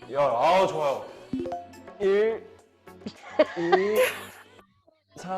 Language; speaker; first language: Korean; native; Korean